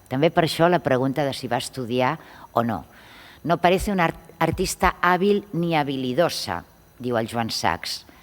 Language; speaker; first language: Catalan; non-native, local second language; Spanish